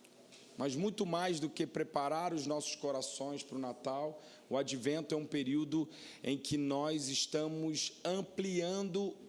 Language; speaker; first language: Portuguese; native; Portuguese